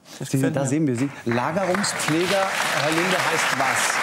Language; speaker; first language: German; native; German